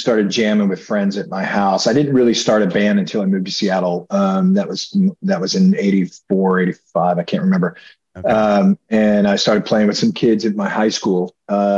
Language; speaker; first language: English; native; English